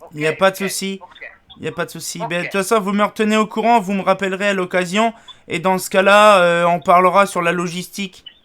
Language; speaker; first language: French; native; French